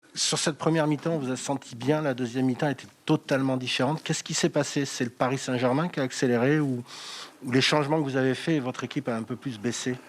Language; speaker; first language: French; native; French